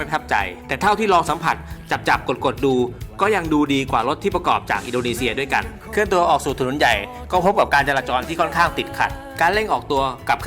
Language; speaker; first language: Thai; native; Thai